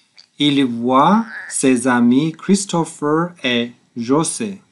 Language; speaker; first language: French; non-native, learner; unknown